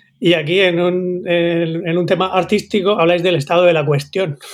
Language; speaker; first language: Spanish; native; Spanish